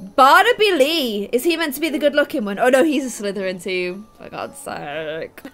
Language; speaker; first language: English; native; English